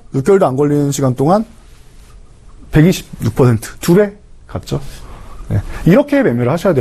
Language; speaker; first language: Korean; native; Korean